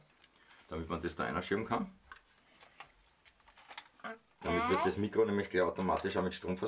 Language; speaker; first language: German; native; German